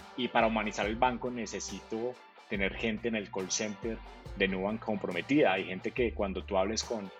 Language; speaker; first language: Spanish; native; Spanish